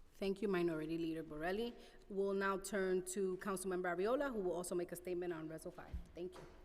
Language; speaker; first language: English; non-native, fluent; Spanish